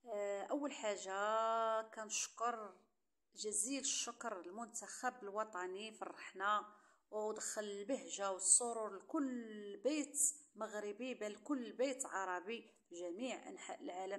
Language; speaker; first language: Arabic; native; Arabic